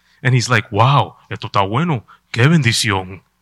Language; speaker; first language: Spanish; early bilingual, heritage; Spanish